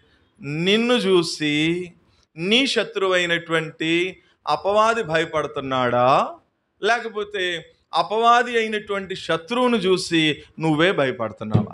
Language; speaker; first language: Telugu; native; Telugu